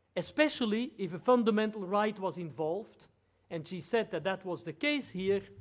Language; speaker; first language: English; non-native, fluent; Dutch